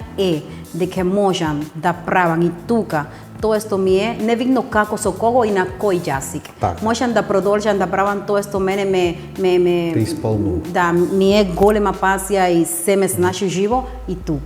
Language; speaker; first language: Macedonian; non-native, learner; Spanish